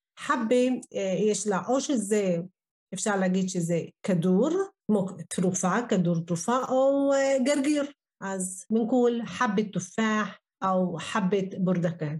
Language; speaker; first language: Hebrew; non-native, local second language; Arabic